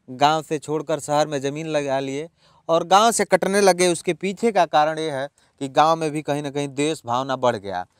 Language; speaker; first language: Hindi; native; Hindi